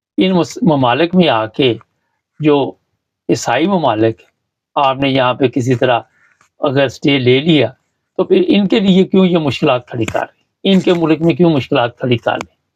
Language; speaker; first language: Urdu; native; Urdu